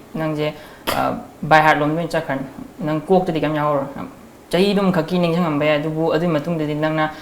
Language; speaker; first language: Manipuri; native; Manipuri